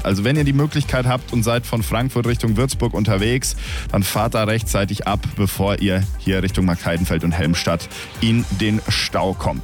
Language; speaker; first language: German; native; German